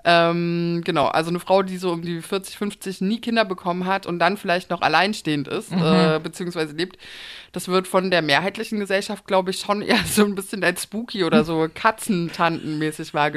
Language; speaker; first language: German; native; German